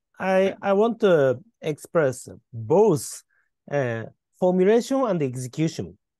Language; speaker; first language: English; non-native, learner; Japanese